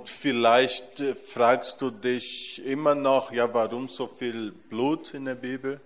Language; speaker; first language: German; non-native, fluent; Portuguese